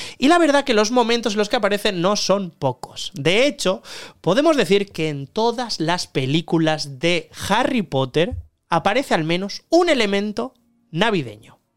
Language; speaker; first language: Spanish; native; Spanish